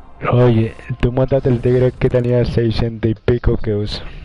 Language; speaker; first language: Spanish; native; Spanish